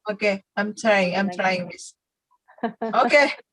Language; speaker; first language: English; non-native, learner; Indonesian